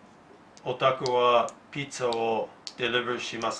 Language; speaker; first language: Japanese; non-native, learner; English